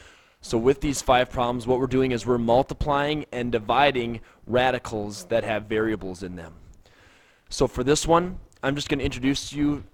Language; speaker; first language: English; native; English